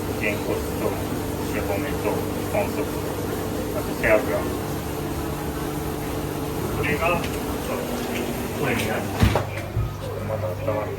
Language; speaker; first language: Japanese; native; Japanese